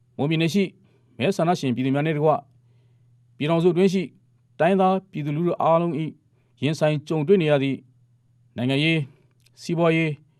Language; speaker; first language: Burmese; non-native, local second language; Mon